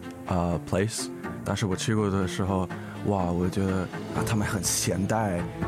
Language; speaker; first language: Chinese; early bilingual, heritage; English